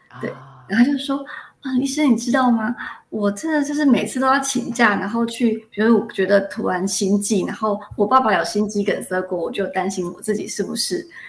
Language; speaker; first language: Chinese; native; Chinese